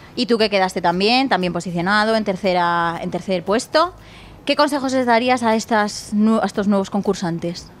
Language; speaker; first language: Spanish; native; Spanish